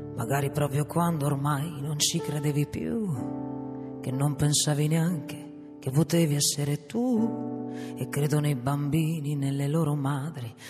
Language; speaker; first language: Italian; native; Italian